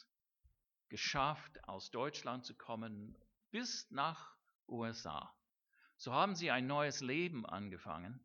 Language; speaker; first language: German; non-native, fluent; English